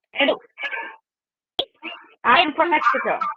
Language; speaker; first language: English; non-native, fluent; Spanish